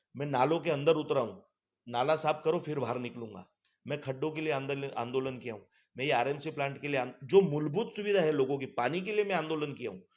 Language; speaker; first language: Hindi; non-native, local second language; Gujarati